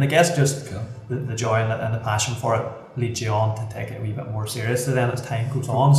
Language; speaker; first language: English; native; English